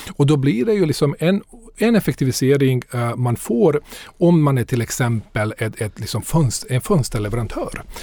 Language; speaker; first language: Swedish; non-native, fluent; Bosnian